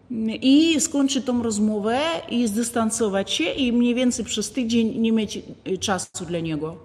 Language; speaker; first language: Polish; non-native, fluent; Ukrainian